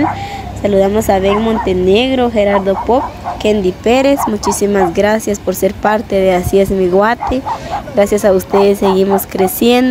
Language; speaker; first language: Spanish; native; Spanish